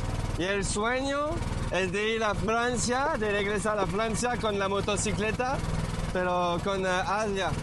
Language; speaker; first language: Spanish; non-native, learner; French